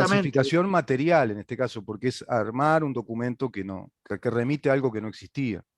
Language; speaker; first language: Spanish; native; Spanish